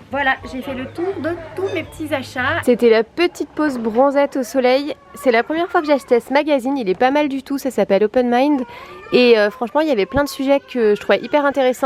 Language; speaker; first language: French; native; French